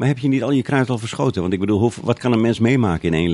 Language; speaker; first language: Dutch; native; Dutch